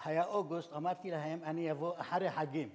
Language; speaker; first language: Hebrew; non-native, fluent; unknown